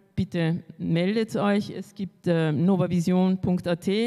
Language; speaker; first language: German; early bilingual, other home language; Spanish